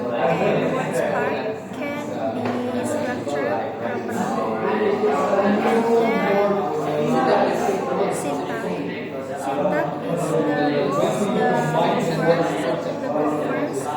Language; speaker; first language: English; non-native, learner; Indonesian